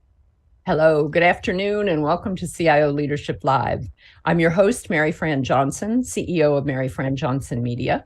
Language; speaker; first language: English; native; English